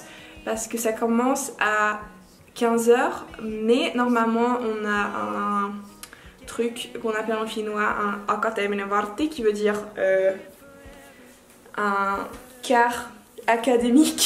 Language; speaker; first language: French; non-native, fluent; Finnish